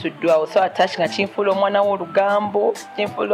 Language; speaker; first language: English; non-native, local second language; Ganda